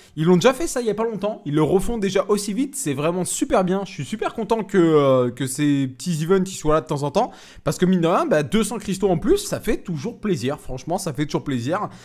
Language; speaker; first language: French; native; French